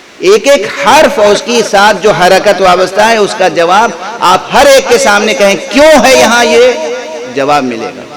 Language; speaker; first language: Urdu; native; Urdu